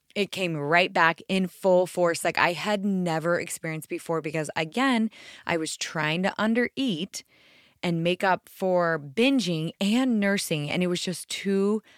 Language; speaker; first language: English; native; English